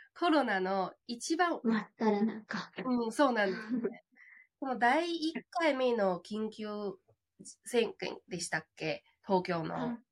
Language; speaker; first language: Japanese; non-native, fluent; Chinese